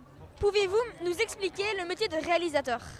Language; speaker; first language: French; native; French